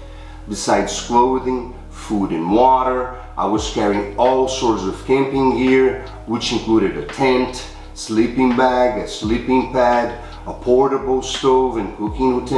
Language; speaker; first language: English; non-native, fluent; Portuguese